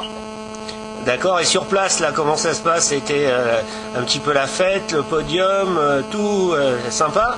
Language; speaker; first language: French; native; French